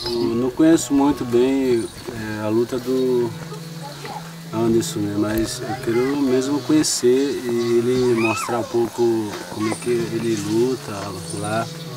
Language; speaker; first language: Portuguese; non-native, local second language; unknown